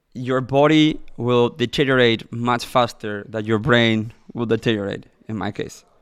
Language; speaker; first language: English; non-native, fluent; Spanish